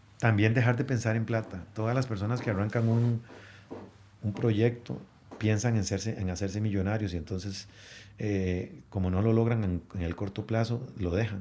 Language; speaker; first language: Spanish; native; Spanish